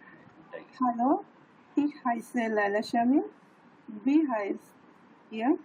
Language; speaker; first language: German; non-native, learner; Bangla